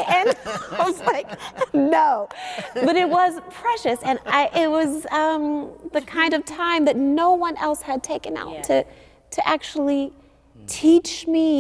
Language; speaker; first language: English; native; English